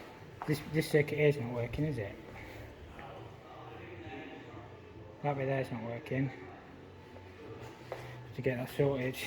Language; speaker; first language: English; native; English